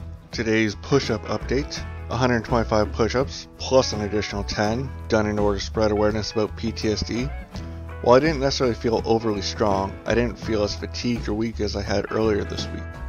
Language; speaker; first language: English; native; English